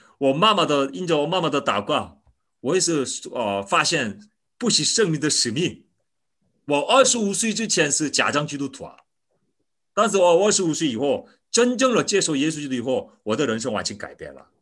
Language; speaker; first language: Chinese; non-native, fluent; Korean